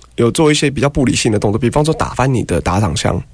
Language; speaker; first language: Chinese; native; Chinese